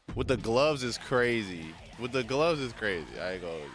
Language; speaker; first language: English; native; English